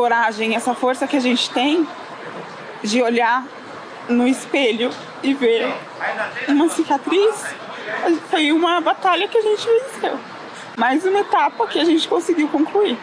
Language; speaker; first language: Portuguese; native; Portuguese